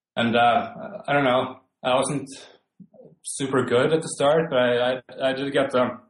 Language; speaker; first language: English; non-native, fluent; Finnish